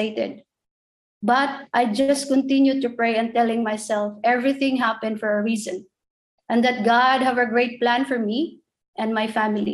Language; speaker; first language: English; non-native, local second language; Cebuano